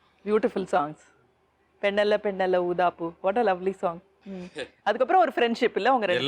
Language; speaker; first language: Tamil; native; Tamil